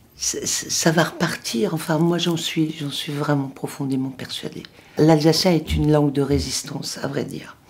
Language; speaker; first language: French; non-native, local second language; Swiss German